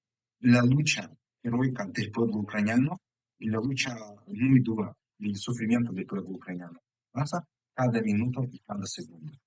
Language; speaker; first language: Spanish; non-native, fluent; Ukrainian